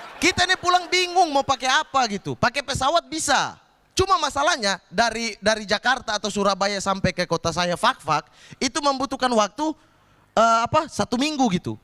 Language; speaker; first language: Indonesian; native; Indonesian